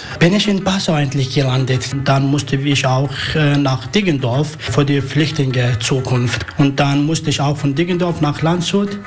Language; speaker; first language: German; non-native, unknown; Arabic